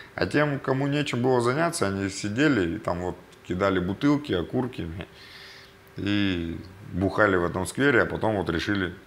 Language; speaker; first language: Russian; native; Russian